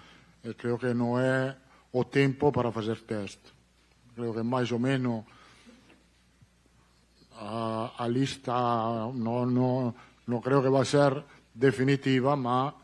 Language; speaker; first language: Portuguese; non-native, fluent; Italian